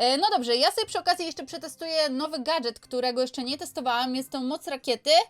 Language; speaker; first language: Polish; native; Polish